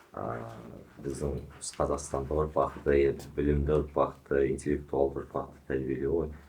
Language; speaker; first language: Kazakh; native; Kazakh